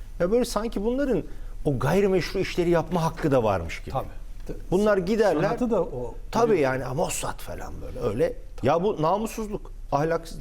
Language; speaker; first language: Turkish; native; Turkish